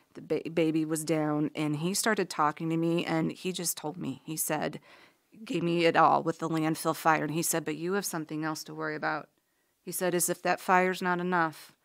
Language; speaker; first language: English; native; English